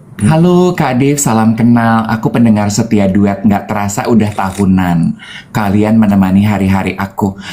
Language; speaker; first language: Indonesian; native; Indonesian